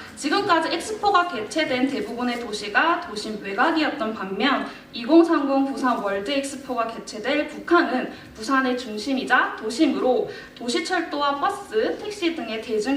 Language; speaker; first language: Korean; native; Korean